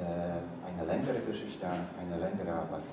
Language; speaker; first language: German; non-native, learner; Polish